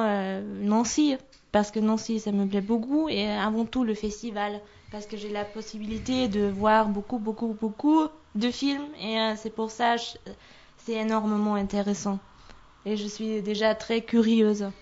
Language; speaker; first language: French; non-native, fluent; German